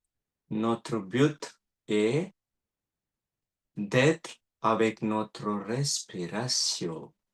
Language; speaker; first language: French; non-native, learner; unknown